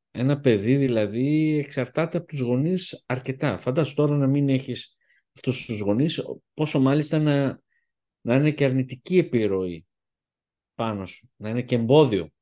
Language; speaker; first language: Greek; early bilingual, heritage; Greek